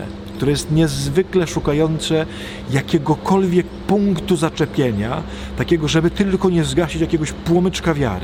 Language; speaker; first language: Polish; native; Polish